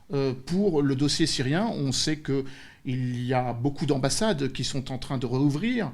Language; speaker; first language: French; native; French